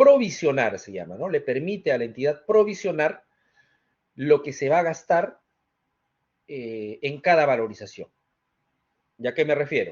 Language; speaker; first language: Spanish; native; Spanish